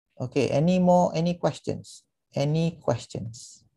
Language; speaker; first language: English; non-native, local second language; Malay